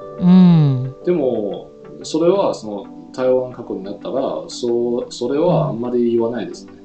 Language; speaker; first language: Japanese; non-native, fluent; Chinese